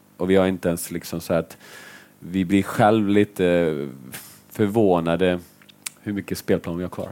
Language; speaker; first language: Swedish; early bilingual, other home language; Finnish